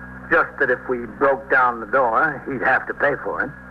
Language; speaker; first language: English; native; English